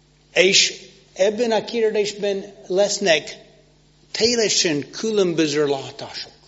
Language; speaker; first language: Hungarian; non-native, fluent; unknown